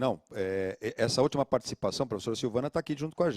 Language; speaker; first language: Portuguese; native; Portuguese